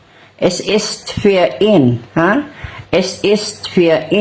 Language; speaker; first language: German; non-native, fluent; Cebuano